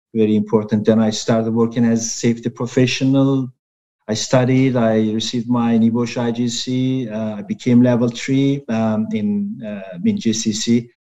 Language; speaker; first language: English; non-native, fluent; Turkish